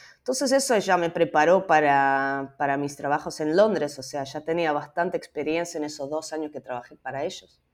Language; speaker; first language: Spanish; non-native, fluent; Dutch